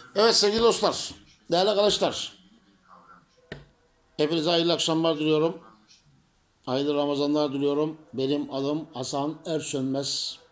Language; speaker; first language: Turkish; native; Turkish